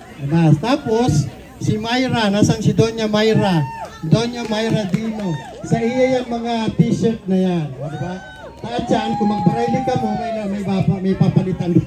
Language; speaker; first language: Filipino; non-native, local second language; Bikol